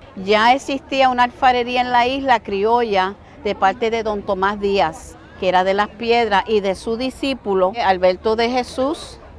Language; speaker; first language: Spanish; early bilingual, heritage; Spanish